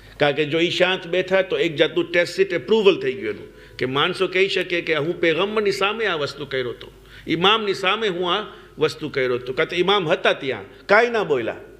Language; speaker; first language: Gujarati; early bilingual, heritage; Gujarati